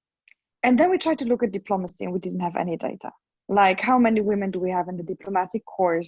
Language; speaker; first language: English; non-native, fluent; German